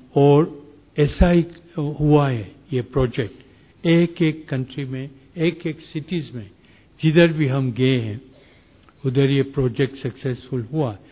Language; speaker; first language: Hindi; non-native, fluent; Gujarati